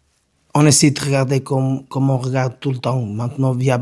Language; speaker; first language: French; non-native, learner; Portuguese